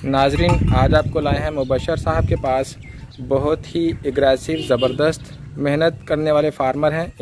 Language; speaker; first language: Urdu; non-native, local second language; Punjabi